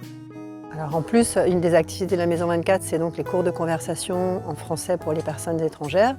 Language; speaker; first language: French; native; French